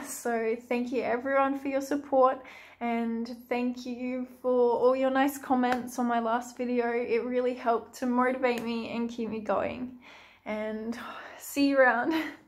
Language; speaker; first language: English; native; English